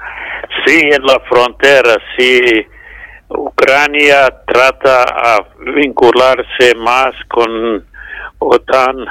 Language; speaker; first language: Spanish; non-native, fluent; English